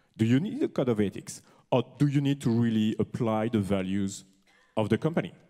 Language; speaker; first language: English; non-native, fluent; French